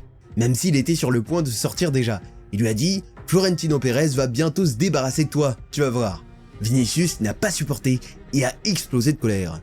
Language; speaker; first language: French; native; French